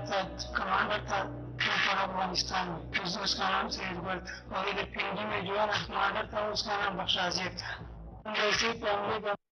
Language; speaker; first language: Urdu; non-native, local second language; Pashto